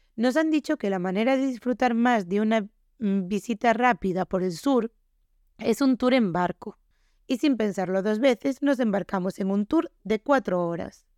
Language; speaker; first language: Spanish; native; Spanish